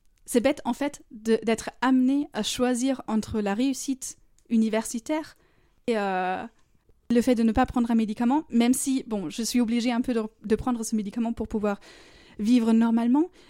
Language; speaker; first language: French; non-native, fluent; German